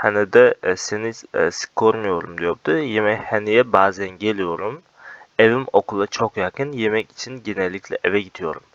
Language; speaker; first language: Turkish; non-native, fluent; Uzbek